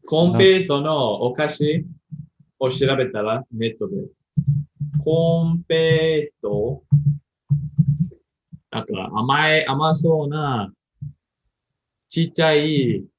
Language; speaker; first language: Japanese; non-native, learner; English